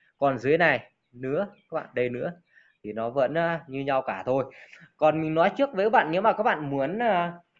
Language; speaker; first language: Vietnamese; native; Vietnamese